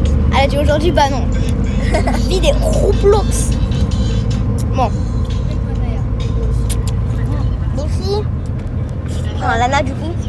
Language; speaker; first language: French; native; French